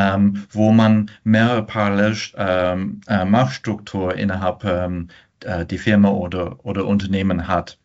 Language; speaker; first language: German; non-native, fluent; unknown